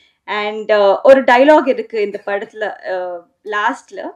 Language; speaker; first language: Tamil; non-native, learner; Telugu